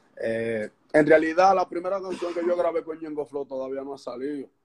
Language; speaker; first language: Spanish; native; Spanish